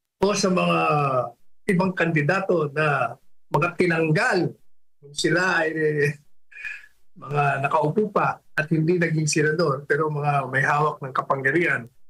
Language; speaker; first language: Filipino; native; Filipino